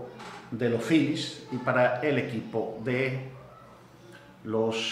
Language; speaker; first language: Spanish; native; Spanish